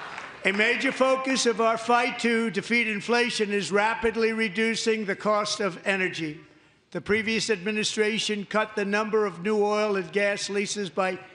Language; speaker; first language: English; native; English